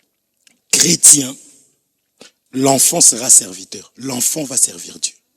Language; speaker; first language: French; non-native, local second language; Lingala